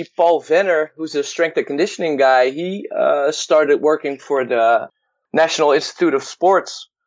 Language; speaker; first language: English; non-native, fluent; Dutch